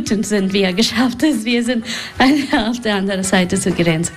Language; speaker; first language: German; non-native, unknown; Persian